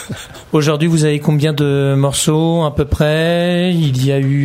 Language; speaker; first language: French; native; French